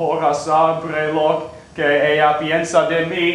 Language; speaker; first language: Spanish; non-native, learner; English